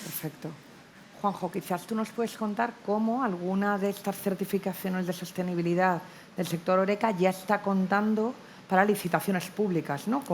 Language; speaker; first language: Spanish; native; Spanish